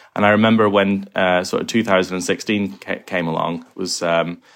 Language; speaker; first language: English; native; English